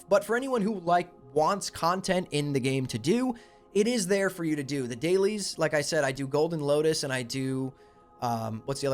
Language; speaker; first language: English; native; English